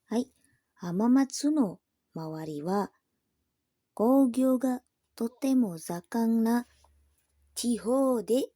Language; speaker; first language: Japanese; non-native, learner; Indonesian